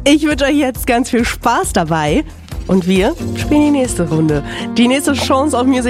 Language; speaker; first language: German; native; German